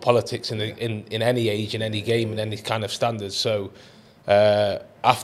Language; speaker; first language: English; native; English